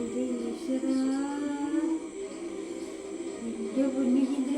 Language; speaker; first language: Malayalam; native; Malayalam